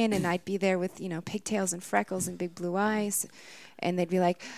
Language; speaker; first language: English; native; English